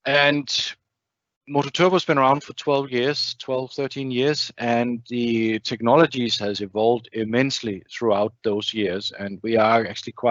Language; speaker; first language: English; non-native, fluent; Danish